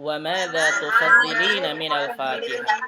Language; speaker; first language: Arabic; non-native, fluent; Indonesian